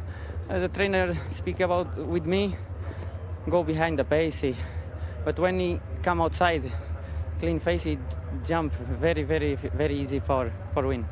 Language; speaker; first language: English; non-native, learner; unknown